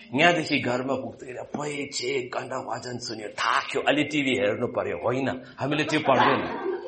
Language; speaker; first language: Nepali; non-native, fluent; Malayalam